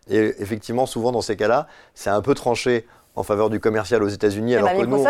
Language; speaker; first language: French; native; French